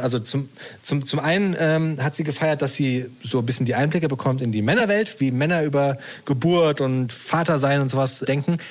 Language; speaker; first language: German; native; German